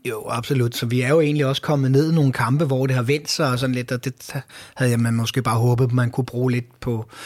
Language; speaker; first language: Danish; native; Danish